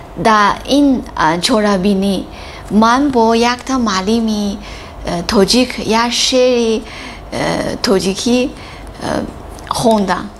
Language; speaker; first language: Tajik; non-native, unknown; Chinese